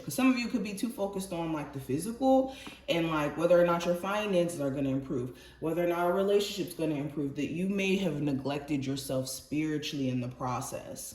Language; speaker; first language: English; native; English